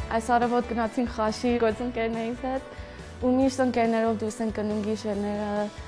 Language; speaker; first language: Armenian; early bilingual, heritage; Armenian